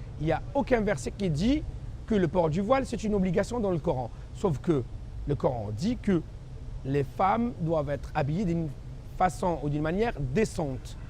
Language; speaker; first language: French; non-native, local second language; Kabyle